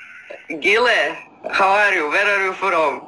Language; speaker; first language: English; non-native, learner; Croatian